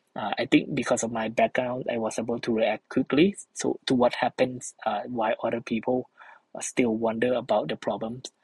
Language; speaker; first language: English; non-native, fluent; Thai